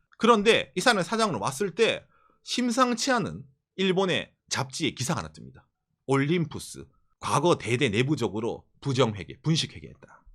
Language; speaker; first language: Korean; native; Korean